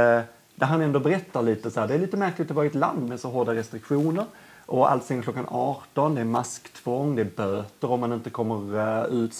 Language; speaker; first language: Swedish; native; Swedish